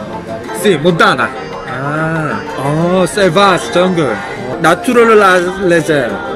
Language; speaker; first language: Spanish; non-native, learner; Korean